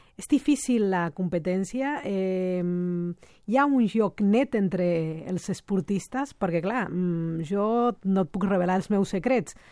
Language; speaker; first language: Catalan; non-native, fluent; Spanish